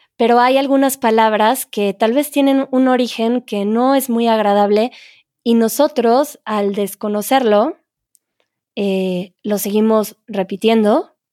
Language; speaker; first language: Spanish; native; Spanish